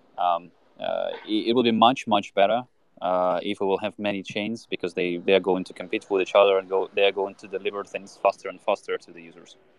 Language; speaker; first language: English; non-native, fluent; Russian